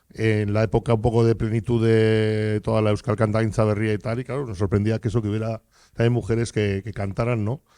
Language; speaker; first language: Spanish; native; Spanish